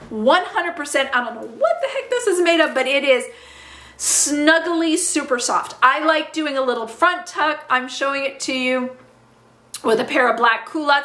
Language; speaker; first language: English; native; English